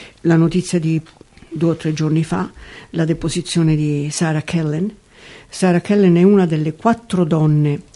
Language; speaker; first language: Italian; native; Italian